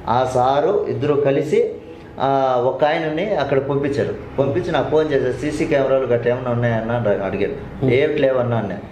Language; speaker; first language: Telugu; native; Telugu